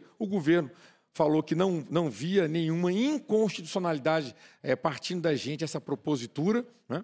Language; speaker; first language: Portuguese; native; Portuguese